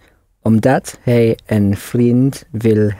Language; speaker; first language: Dutch; non-native, learner; English